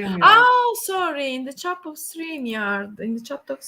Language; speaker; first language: English; non-native, learner; Italian